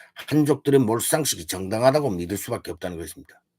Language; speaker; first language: Korean; early bilingual, heritage; Korean